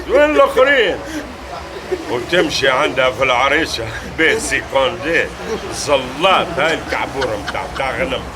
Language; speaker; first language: Arabic; native; Arabic